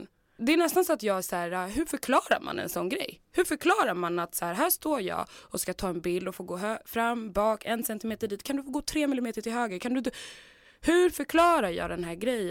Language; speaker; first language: Swedish; native; Swedish